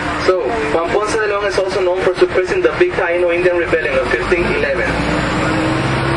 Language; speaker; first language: English; non-native, fluent; Spanish